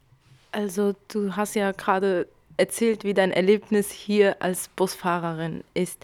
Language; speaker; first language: German; early bilingual, other home language; Kurdish